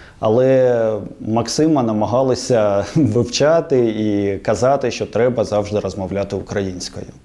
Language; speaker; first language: Ukrainian; non-native, local second language; Russian